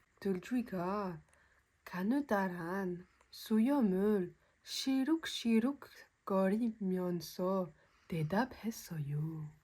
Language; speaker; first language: Korean; early bilingual, heritage; French